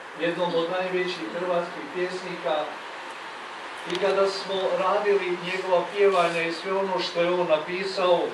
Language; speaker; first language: Croatian; native; Croatian